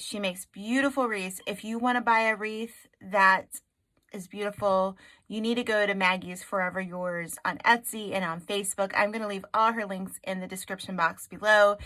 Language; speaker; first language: English; native; English